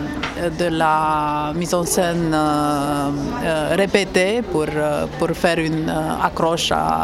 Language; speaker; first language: French; non-native, fluent; Romanian